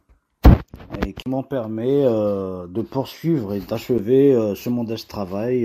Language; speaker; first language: French; non-native, local second language; Kabyle